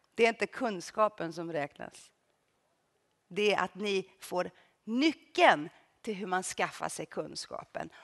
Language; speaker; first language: Swedish; early bilingual, other home language; Greek